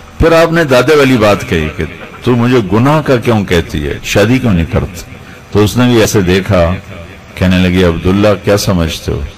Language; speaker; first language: Urdu; non-native, local second language; Punjabi